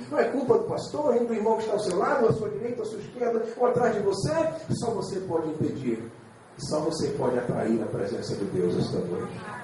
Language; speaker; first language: Portuguese; native; Portuguese